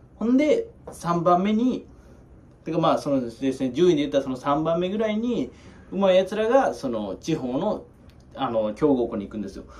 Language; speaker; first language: Japanese; native; Japanese